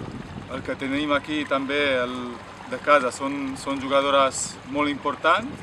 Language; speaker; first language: Catalan; non-native, fluent; Romanian